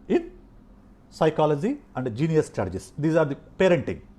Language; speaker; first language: English; non-native, local second language; Telugu